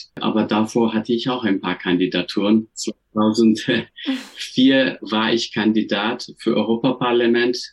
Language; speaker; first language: German; non-native, fluent; Turkish